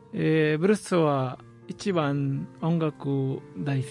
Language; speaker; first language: Japanese; non-native, learner; Spanish